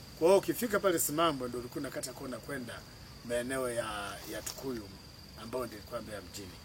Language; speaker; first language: Swahili; non-native, local second language; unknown